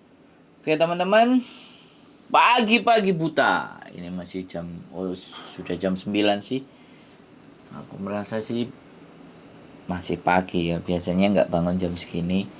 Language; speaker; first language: Indonesian; non-native, local second language; Javanese